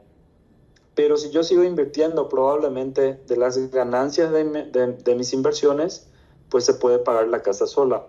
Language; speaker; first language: Spanish; native; Spanish